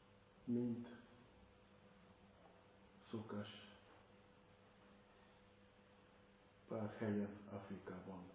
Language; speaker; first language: Hungarian; non-native, fluent; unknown